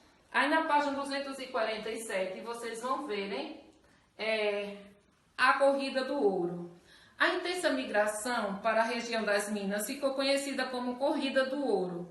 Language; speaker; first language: Portuguese; native; Portuguese